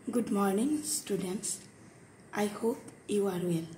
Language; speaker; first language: English; non-native, local second language; Bangla